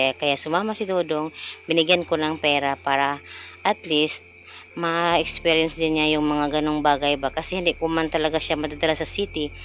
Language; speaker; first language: Filipino; non-native, local second language; Cebuano